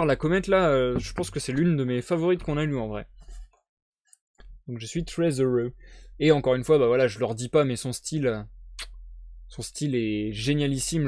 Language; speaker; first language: French; native; French